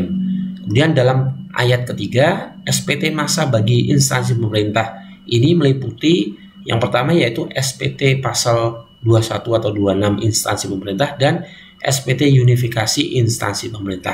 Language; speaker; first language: Indonesian; native; Indonesian